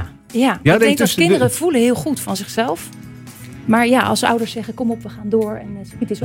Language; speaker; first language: Dutch; native; Dutch